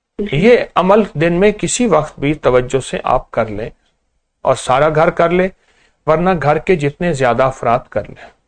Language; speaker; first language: Urdu; native; Urdu